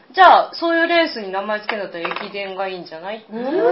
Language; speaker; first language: Japanese; native; Japanese